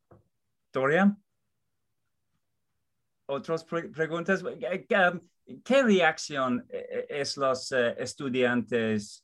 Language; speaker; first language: Spanish; non-native, learner; English